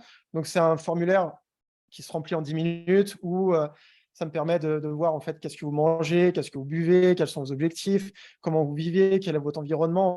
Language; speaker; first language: French; native; French